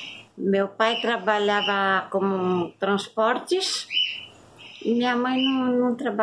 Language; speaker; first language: Portuguese; early bilingual, other home language; German